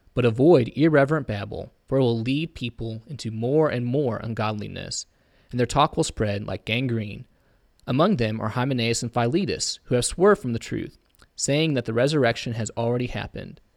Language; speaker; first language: English; native; English